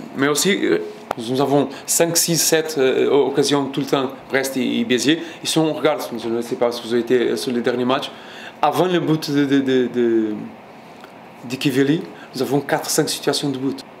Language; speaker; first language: French; non-native, fluent; Portuguese